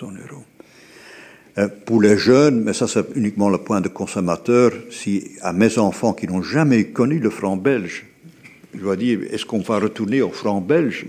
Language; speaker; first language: French; native; French